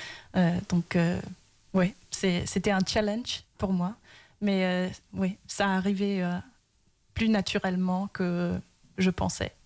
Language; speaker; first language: French; early bilingual, heritage; Danish